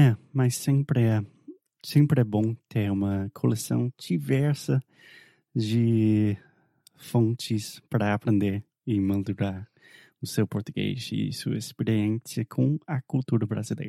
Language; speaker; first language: Portuguese; non-native, fluent; English